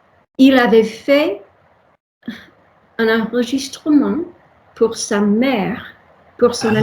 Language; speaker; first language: French; non-native, fluent; English